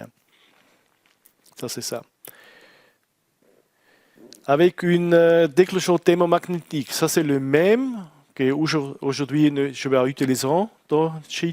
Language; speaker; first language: French; non-native, learner; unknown